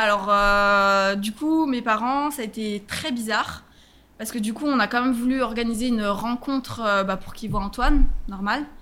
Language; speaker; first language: French; native; French